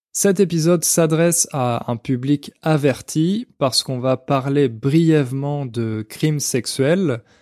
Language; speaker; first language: French; native; French